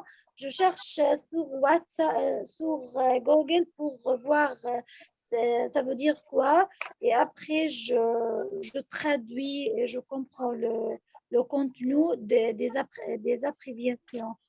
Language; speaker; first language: French; non-native, fluent; Arabic